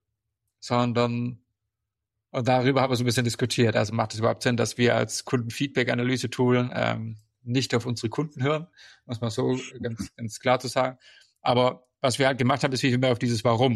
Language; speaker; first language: German; native; German